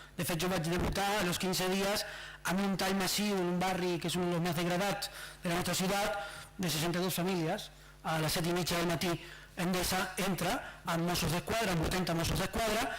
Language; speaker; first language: Catalan; non-native, local second language; Spanish